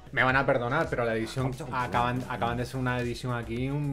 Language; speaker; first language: Spanish; native; Spanish